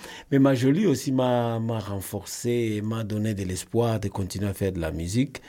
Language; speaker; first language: French; non-native, local second language; Lingala